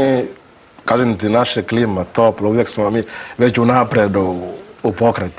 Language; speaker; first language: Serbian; non-native, learner; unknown